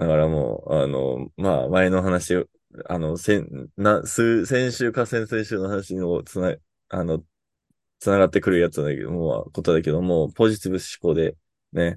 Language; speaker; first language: Japanese; non-native, fluent; English